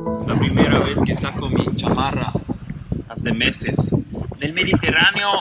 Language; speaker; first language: Spanish; non-native, fluent; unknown